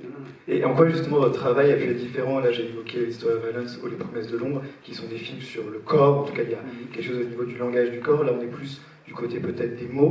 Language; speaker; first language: French; native; French